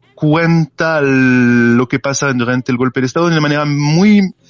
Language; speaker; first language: Spanish; non-native, learner; French